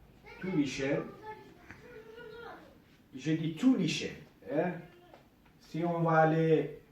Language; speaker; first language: French; non-native, local second language; Arabic